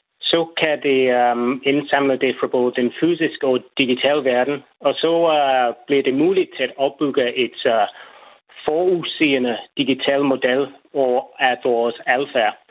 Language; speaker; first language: Danish; non-native, fluent; English